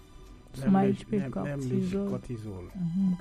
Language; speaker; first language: German; non-native, learner; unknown